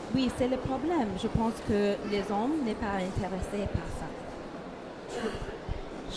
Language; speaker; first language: French; non-native, learner; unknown